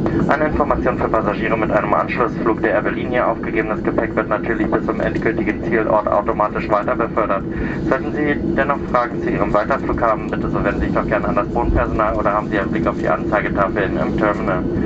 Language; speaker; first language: German; native; German